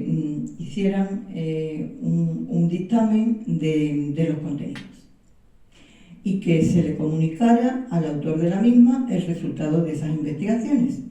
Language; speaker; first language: Spanish; native; Spanish